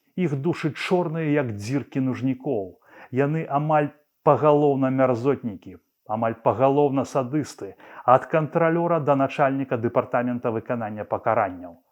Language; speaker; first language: Belarusian; non-native, local second language; Russian